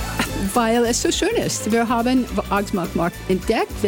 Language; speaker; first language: German; non-native, learner; English